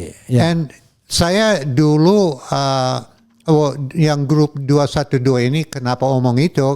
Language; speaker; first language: Indonesian; non-native, fluent; English